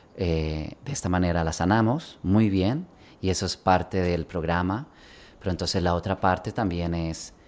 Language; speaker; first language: Spanish; early bilingual, other home language; Swedish